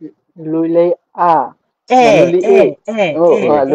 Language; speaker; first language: Italian; non-native, learner; Bangla